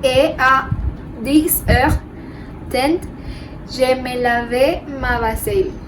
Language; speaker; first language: French; non-native, learner; Spanish